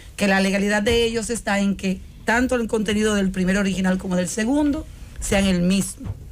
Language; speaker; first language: Spanish; native; Spanish